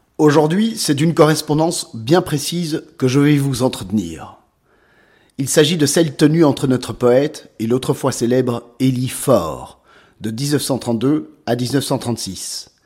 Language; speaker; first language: French; native; French